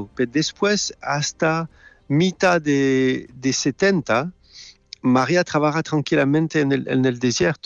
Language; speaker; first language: Spanish; non-native, fluent; French